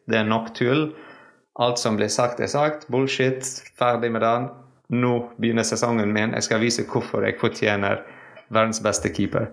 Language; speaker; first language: Norwegian; non-native, fluent; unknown